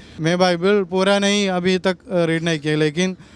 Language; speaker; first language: Hindi; non-native, local second language; Malayalam